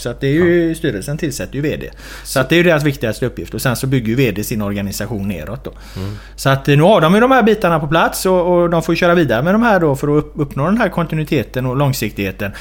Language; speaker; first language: Swedish; native; Swedish